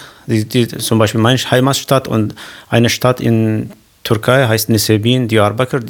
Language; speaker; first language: German; non-native, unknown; Kurdish